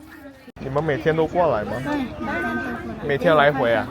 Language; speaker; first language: Chinese; non-native, fluent; Indonesian